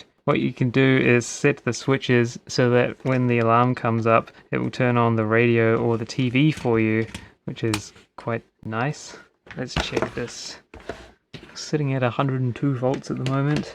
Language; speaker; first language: English; native; English